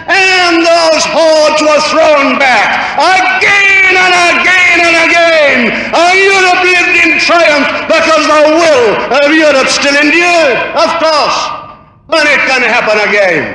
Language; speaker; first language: English; native; English